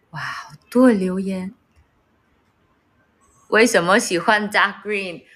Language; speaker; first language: Chinese; non-native, learner; Vietnamese